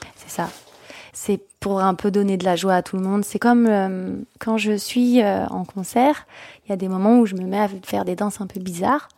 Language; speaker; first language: French; native; French